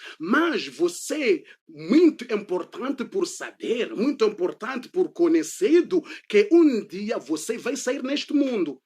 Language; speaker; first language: Portuguese; non-native, learner; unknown